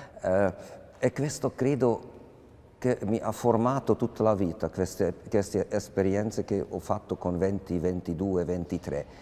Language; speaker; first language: Italian; non-native, fluent; Hungarian